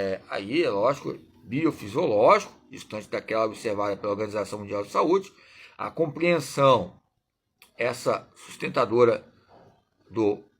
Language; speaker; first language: Portuguese; native; Portuguese